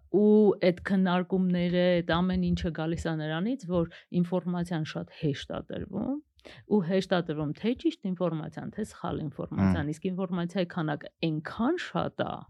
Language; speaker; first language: Armenian; native; Armenian